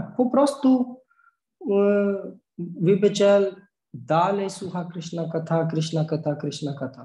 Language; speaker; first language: Polish; non-native, learner; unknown